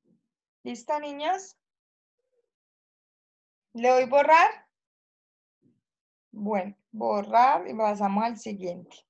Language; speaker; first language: Spanish; native; Spanish